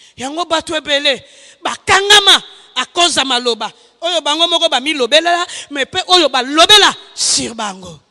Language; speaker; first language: Lingala; non-native, local second language; Kongo